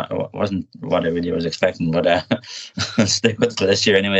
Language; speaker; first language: English; native; English